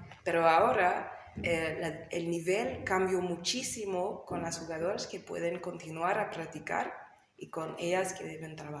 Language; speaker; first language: Spanish; non-native, learner; English